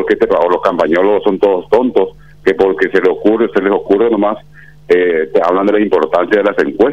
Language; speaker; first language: Spanish; native; Spanish